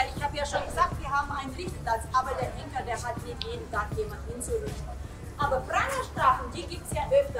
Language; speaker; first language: German; native; German